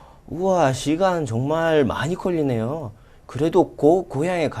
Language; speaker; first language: Korean; non-native, fluent; Russian